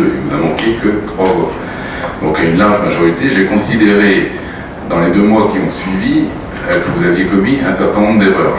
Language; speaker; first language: French; native; French